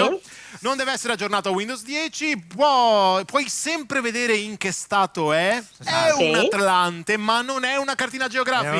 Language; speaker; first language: Italian; native; Italian